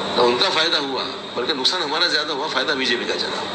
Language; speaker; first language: Hindi; non-native, local second language; Marathi